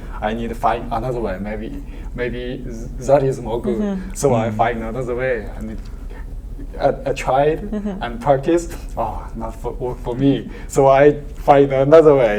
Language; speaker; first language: English; non-native, learner; Chinese